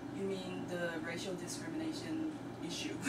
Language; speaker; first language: English; non-native, learner; Chinese